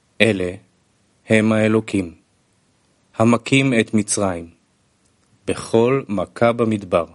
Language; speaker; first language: Hebrew; non-native, fluent; Russian